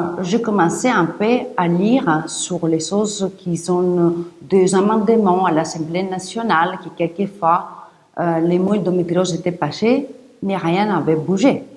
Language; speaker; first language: French; non-native, fluent; Greek